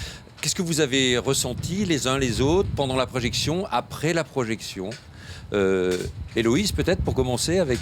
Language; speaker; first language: French; native; French